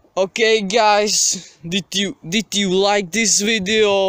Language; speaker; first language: English; non-native, learner; Czech